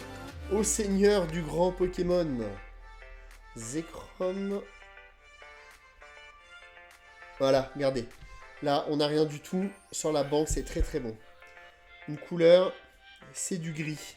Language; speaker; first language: French; native; French